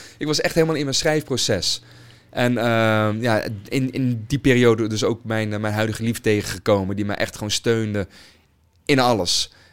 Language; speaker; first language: Dutch; native; Dutch